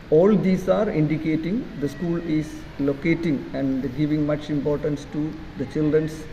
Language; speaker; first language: English; non-native, local second language; Malayalam